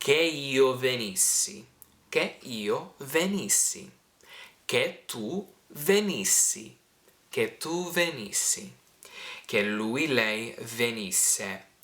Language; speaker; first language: Italian; non-native, fluent; English